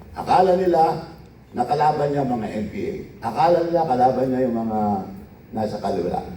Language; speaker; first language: Filipino; non-native, local second language; Iloko